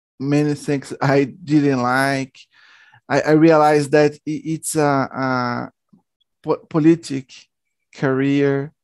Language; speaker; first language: English; non-native, learner; Portuguese